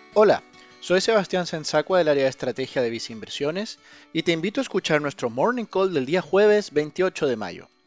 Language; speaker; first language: Spanish; native; Spanish